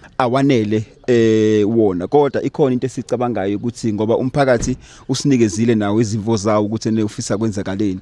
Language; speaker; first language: Zulu; native; Zulu